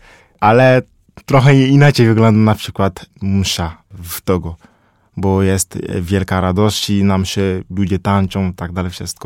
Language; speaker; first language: Polish; non-native, fluent; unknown